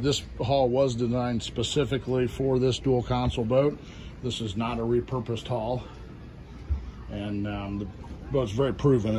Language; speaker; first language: English; native; English